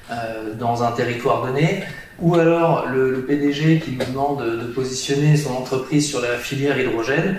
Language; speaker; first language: French; native; French